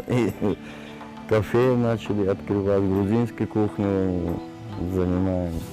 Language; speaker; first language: Russian; non-native, local second language; Georgian